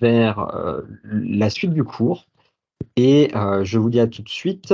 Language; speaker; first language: French; native; French